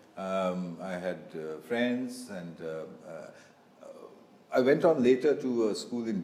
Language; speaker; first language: English; non-native, local second language; Bangla